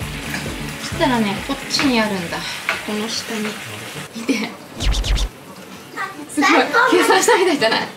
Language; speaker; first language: Japanese; native; Japanese